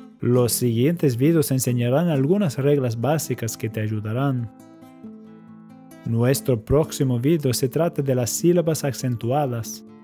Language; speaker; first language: Spanish; non-native, fluent; English